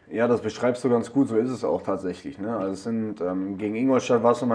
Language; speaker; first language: German; native; German